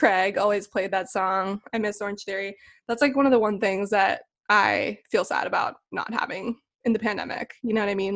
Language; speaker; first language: English; native; English